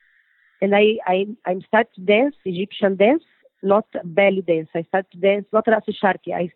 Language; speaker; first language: English; non-native, learner; Portuguese